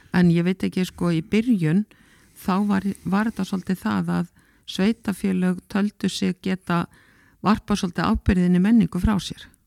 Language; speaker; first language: Icelandic; native; Icelandic